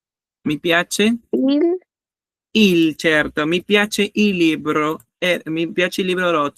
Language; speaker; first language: Italian; non-native, learner; Spanish